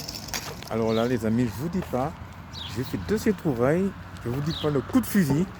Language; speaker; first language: French; native; French